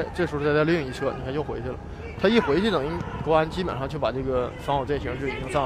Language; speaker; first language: Chinese; native; Chinese